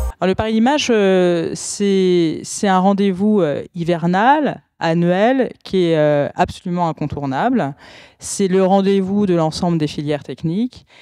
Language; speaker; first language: French; native; French